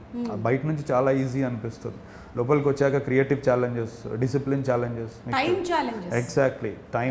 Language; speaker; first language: Telugu; native; Telugu